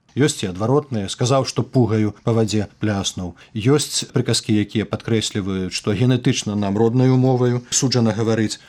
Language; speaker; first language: Belarusian; native; Belarusian